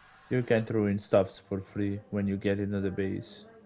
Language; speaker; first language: English; non-native, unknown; Italian